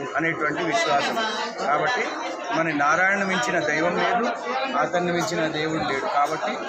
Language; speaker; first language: Telugu; native; Telugu